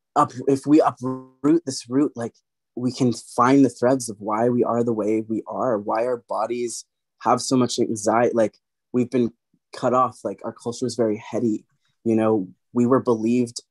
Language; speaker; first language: English; native; English